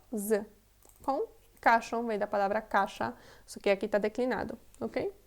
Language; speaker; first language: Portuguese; non-native, fluent; Polish